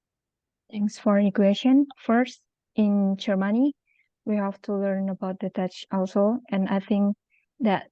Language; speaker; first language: English; non-native, local second language; Indonesian